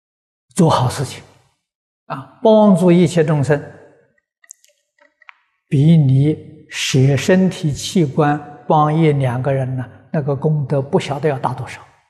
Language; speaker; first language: Chinese; native; Chinese